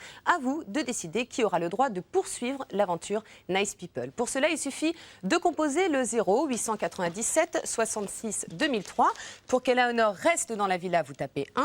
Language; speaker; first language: French; native; French